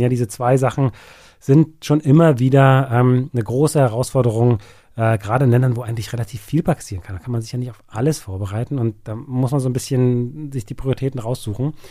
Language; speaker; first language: German; native; German